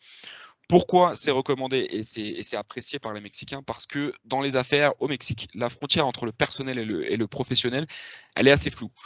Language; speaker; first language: French; native; French